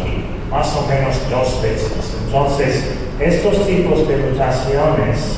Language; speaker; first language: Spanish; non-native, fluent; English